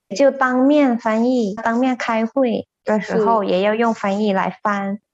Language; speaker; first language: Chinese; non-native, fluent; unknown